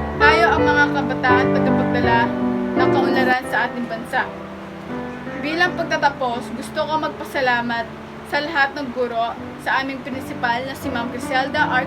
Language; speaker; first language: Filipino; native; Filipino